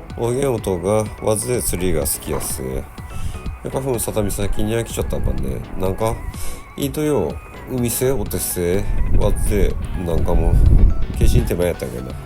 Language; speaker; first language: Japanese; native; Japanese